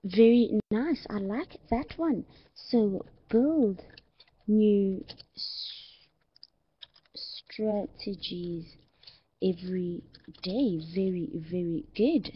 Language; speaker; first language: English; non-native, fluent; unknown